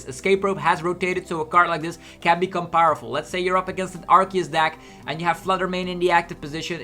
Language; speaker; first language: English; non-native, fluent; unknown